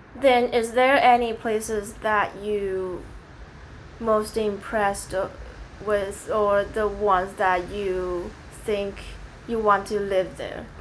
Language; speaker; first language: English; non-native, fluent; Chinese